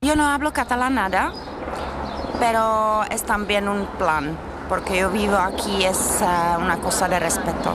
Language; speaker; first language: Spanish; non-native, fluent; Czech